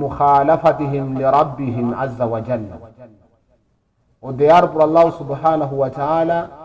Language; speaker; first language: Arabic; non-native, fluent; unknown